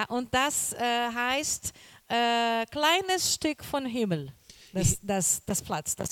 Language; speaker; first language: German; non-native, learner; Portuguese